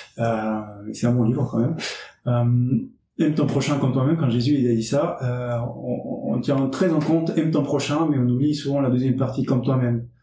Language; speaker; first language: French; non-native, fluent; English